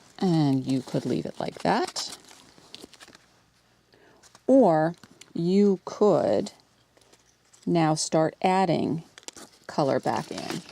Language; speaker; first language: English; native; English